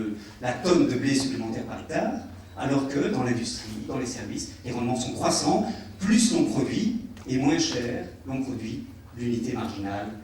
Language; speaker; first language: French; native; French